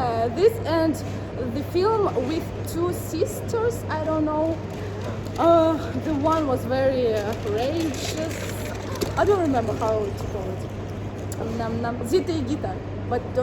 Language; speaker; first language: English; non-native, learner; Russian